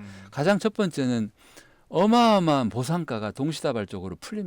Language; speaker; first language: Korean; native; Korean